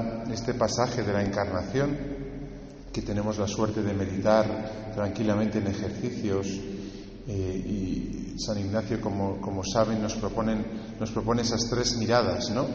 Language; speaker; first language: Spanish; native; Spanish